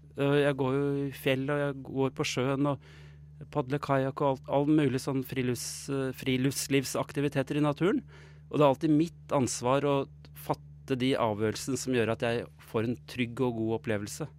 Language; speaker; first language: Norwegian; native; Norwegian